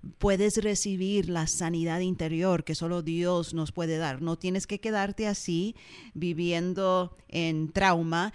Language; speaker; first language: Spanish; early bilingual, heritage; Spanish